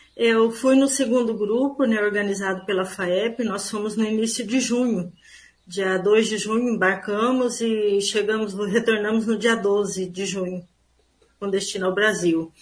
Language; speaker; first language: Portuguese; native; Portuguese